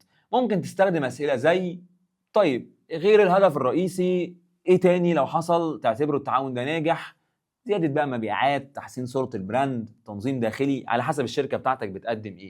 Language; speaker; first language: Arabic; native; Arabic